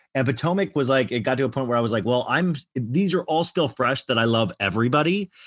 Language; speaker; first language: English; native; English